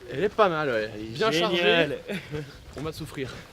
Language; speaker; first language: French; native; French